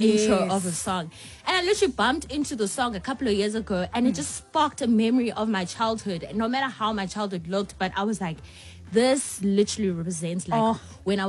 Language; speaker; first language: English; non-native, local second language; Xhosa